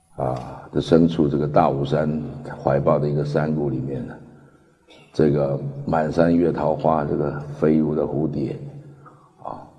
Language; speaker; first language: Chinese; early bilingual, other home language; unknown